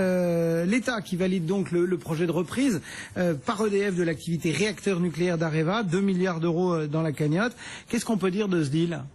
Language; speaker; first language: French; native; French